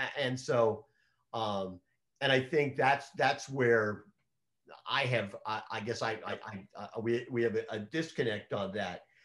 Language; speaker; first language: English; native; English